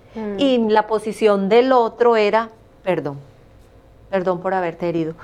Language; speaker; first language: Spanish; native; Spanish